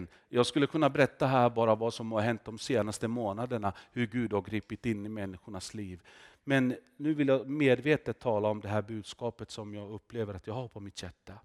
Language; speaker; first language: Swedish; non-native, fluent; Finnish